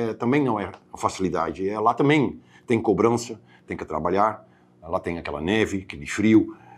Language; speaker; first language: Portuguese; non-native, fluent; Dutch